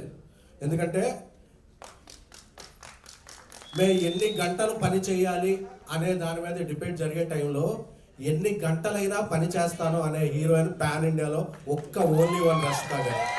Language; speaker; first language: Telugu; native; Telugu